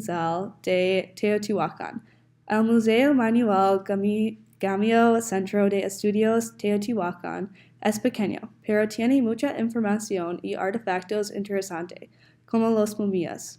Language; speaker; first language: Spanish; non-native, learner; English